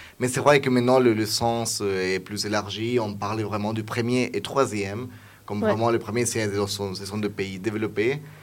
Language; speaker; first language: French; non-native, fluent; Spanish